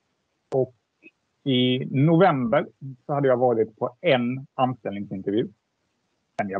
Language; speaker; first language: Swedish; native; Swedish